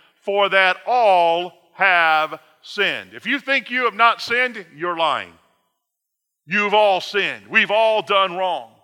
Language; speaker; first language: English; native; English